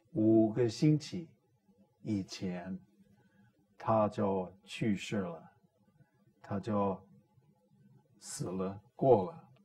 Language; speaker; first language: Chinese; non-native, fluent; English